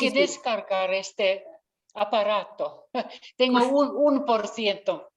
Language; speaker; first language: Spanish; non-native, fluent; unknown